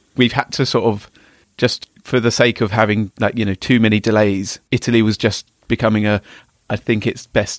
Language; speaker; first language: English; native; English